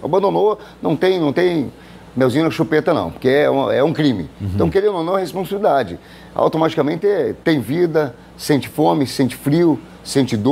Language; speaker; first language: Portuguese; native; Portuguese